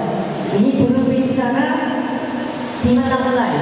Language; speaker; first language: Indonesian; non-native, learner; Korean